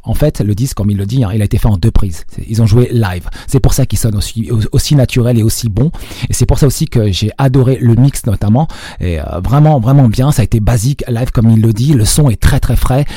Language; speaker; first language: French; non-native, local second language; Arabic